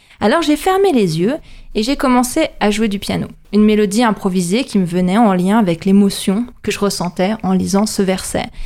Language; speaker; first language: French; native; French